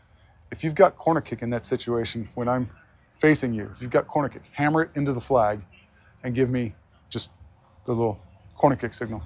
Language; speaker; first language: English; native; English